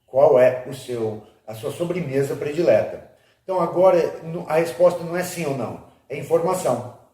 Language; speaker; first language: Portuguese; non-native, fluent; English